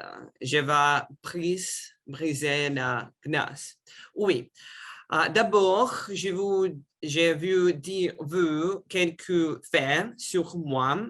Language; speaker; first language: French; non-native, learner; Russian